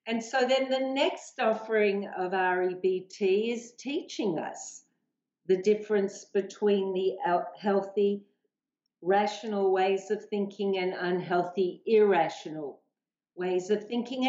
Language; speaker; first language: English; native; English